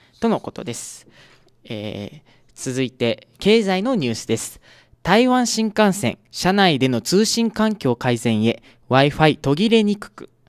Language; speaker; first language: Japanese; native; Japanese